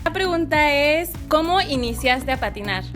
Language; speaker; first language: Spanish; native; Spanish